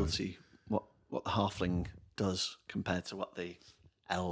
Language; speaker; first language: English; native; English